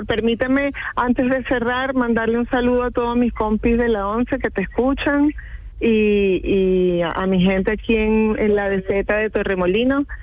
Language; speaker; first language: Spanish; native; Spanish